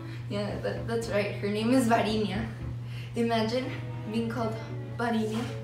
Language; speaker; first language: English; early bilingual, other home language; Spanish